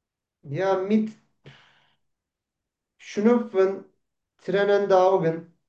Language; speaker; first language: German; non-native, learner; Turkish